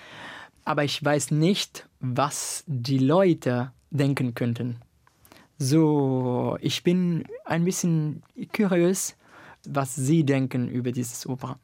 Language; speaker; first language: German; non-native, learner; Italian